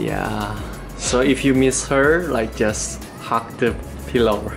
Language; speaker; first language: English; non-native, learner; Indonesian